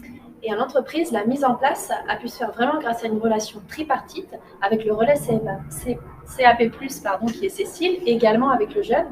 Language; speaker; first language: French; native; French